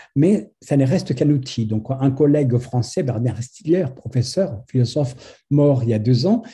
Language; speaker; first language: French; non-native, fluent; Spanish